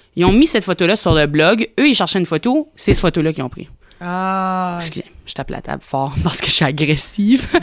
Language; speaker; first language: French; native; French